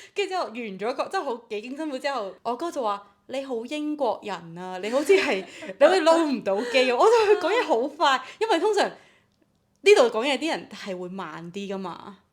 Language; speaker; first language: Cantonese; native; Cantonese